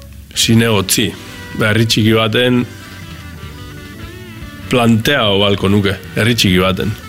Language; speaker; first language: Basque; native; Basque